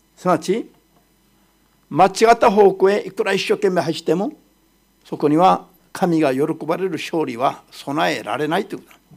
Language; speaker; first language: Japanese; non-native, fluent; Korean